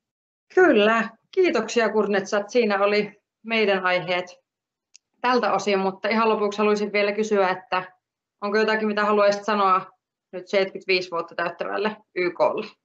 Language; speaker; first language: Finnish; native; Finnish